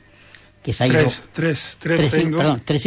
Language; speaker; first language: Spanish; non-native, learner; Ukrainian